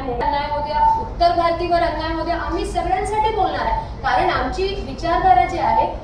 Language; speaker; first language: Marathi; non-native, local second language; Urdu